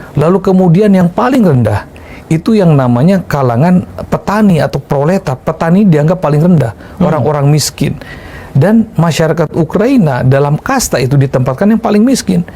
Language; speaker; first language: Indonesian; native; Indonesian